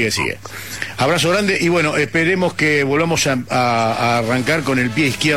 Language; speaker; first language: Spanish; native; Spanish